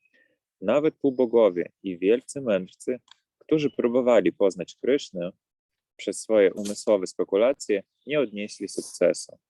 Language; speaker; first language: Polish; native; Polish